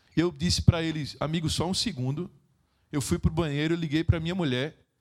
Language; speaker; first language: Portuguese; native; Portuguese